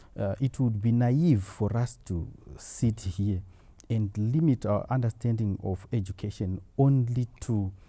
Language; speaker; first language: English; non-native, local second language; Shona